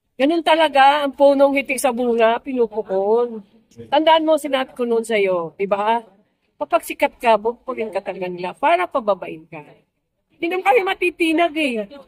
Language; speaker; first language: Filipino; non-native, local second language; Cebuano